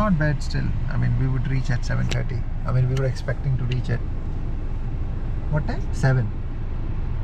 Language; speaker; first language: English; non-native, fluent; Hindi